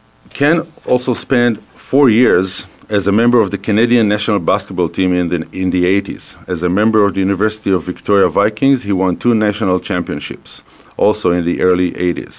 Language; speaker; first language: English; non-native, fluent; Hebrew